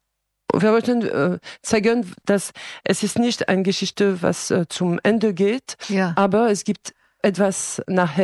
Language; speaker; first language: German; non-native, fluent; French